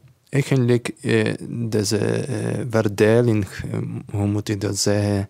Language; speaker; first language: Dutch; non-native, learner; Ukrainian